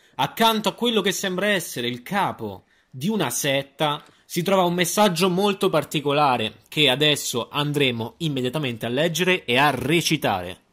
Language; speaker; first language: Italian; native; Italian